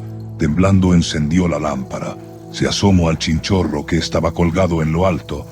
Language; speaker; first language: Spanish; native; Spanish